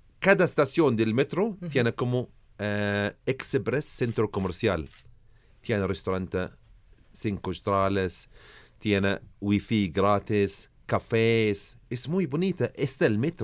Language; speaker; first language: Spanish; non-native, learner; Arabic